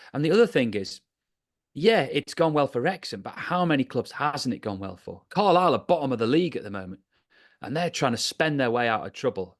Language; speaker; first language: English; native; English